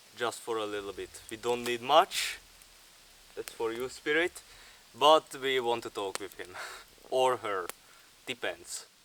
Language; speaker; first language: English; non-native, fluent; Slovak